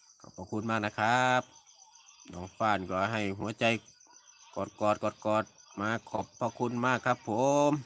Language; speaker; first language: Thai; native; Thai